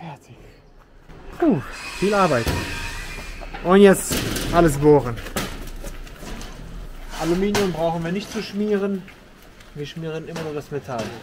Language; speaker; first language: German; native; German